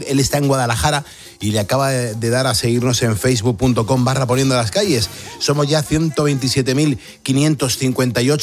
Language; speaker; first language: Spanish; native; Spanish